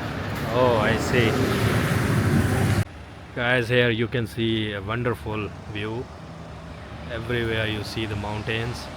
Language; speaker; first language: English; non-native, local second language; Urdu